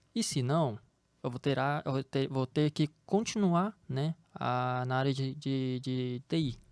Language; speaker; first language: Portuguese; early bilingual, other home language; Chinese